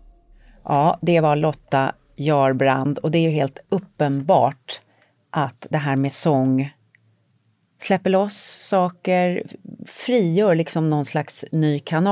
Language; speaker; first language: Swedish; native; Swedish